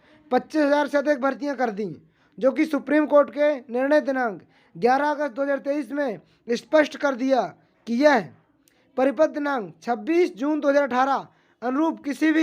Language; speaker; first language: Hindi; native; Hindi